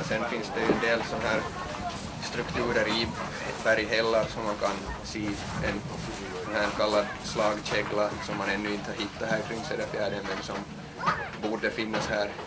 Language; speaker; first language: Swedish; native; Swedish